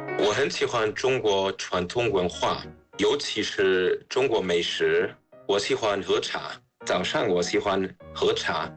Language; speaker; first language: Chinese; non-native, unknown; German